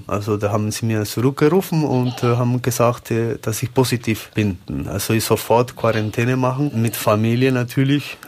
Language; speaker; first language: German; non-native, learner; Spanish